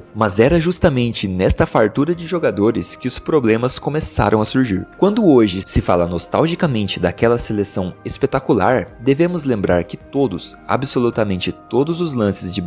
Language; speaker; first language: Portuguese; native; Portuguese